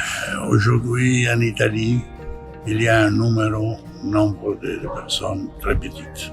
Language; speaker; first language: French; non-native, fluent; Italian